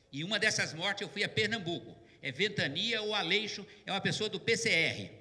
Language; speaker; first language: Portuguese; native; Portuguese